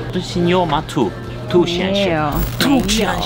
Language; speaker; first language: Chinese; non-native, learner; Turkish